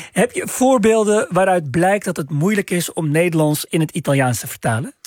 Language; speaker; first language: Dutch; native; Dutch